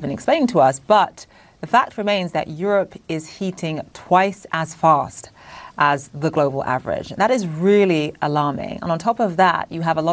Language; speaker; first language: English; native; English